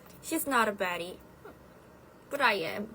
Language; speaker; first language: English; non-native, fluent; Italian